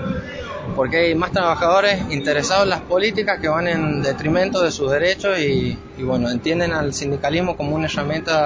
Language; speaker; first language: Spanish; native; Spanish